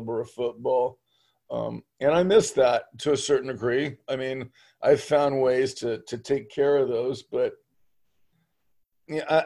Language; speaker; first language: English; native; English